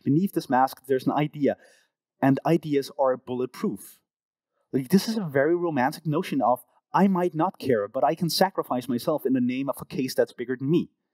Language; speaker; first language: English; non-native, fluent; Danish